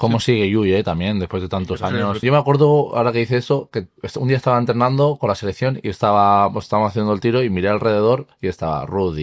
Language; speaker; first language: Spanish; native; Spanish